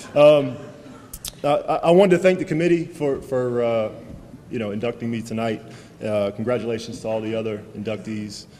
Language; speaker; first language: English; native; English